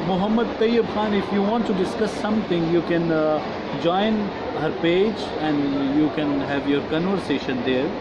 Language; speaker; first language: English; non-native, fluent; Pashto